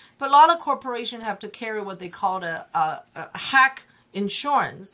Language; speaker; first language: English; non-native, fluent; Chinese